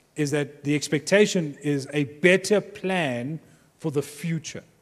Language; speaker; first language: English; native; English